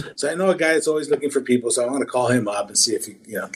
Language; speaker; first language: English; native; English